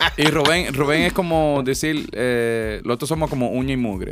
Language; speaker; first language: Spanish; early bilingual, other home language; English